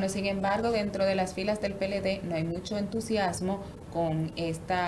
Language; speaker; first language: Spanish; native; Spanish